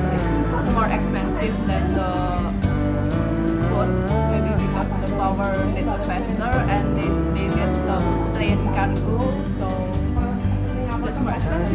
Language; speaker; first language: English; non-native, learner; Indonesian